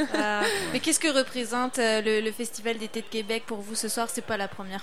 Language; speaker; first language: French; native; French